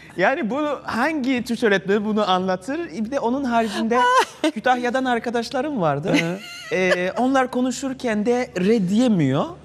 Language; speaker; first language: Turkish; non-native, fluent; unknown